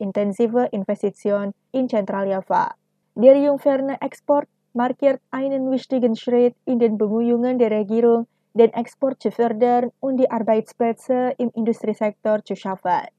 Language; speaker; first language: German; non-native, fluent; Indonesian